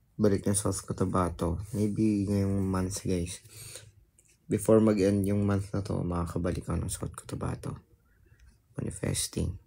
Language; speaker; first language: Filipino; non-native, local second language; Hiligaynon